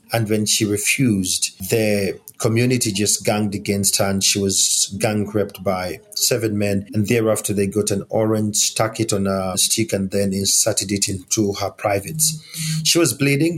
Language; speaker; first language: English; non-native, local second language; Ganda